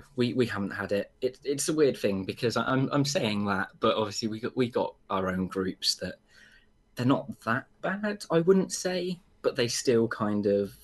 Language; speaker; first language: English; native; English